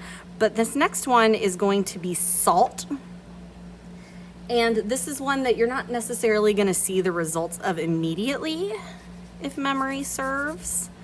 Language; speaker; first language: English; native; English